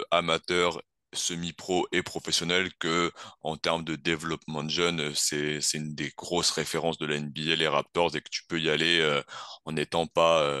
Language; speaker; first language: French; native; French